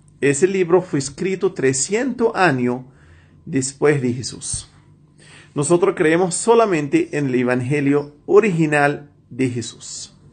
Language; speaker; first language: Spanish; non-native, fluent; Arabic